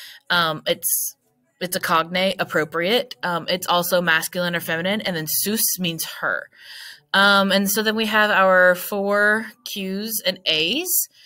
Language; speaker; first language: English; native; English